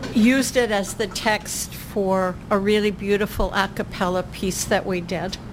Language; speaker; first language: English; native; English